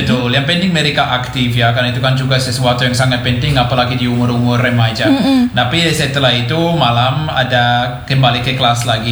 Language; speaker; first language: Indonesian; non-native, fluent; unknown